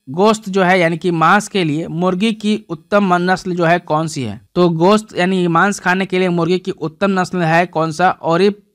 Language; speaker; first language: Hindi; native; Hindi